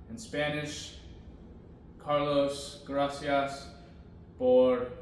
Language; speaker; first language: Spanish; early bilingual, heritage; English